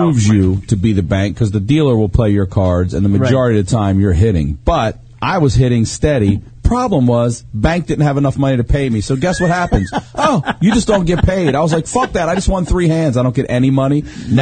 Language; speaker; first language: English; native; English